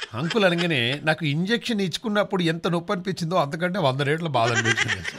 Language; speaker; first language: Telugu; native; Telugu